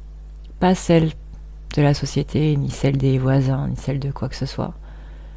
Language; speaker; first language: French; native; French